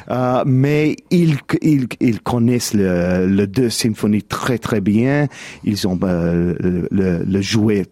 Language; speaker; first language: French; non-native, learner; English